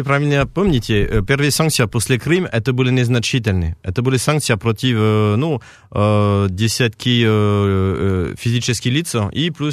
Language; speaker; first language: Russian; non-native, fluent; French